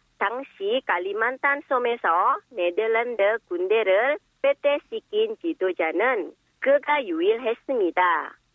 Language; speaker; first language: Korean; non-native, fluent; Indonesian